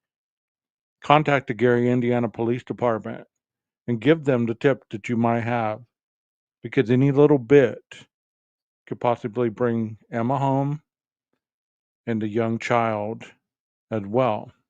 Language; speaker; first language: English; native; English